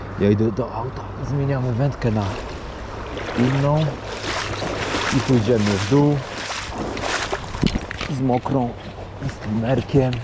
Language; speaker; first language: Polish; native; Polish